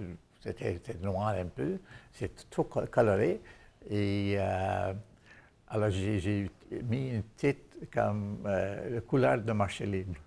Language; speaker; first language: French; non-native, fluent; Bangla